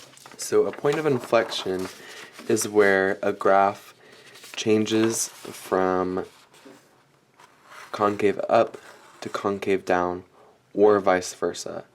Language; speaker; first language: English; native; English